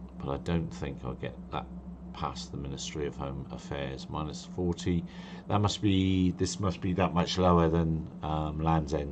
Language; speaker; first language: English; native; English